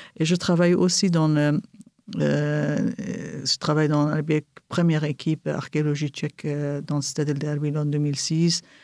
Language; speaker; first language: French; non-native, fluent; Kurdish